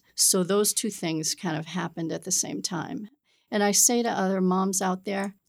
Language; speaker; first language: English; native; English